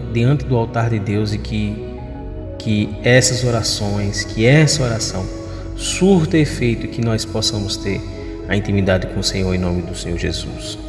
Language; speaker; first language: Portuguese; native; Portuguese